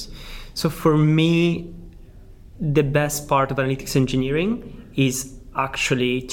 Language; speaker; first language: English; non-native, fluent; Italian